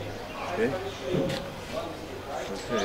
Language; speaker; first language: French; non-native, fluent; English